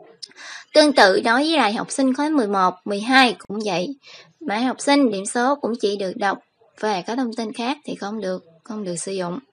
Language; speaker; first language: Vietnamese; native; Vietnamese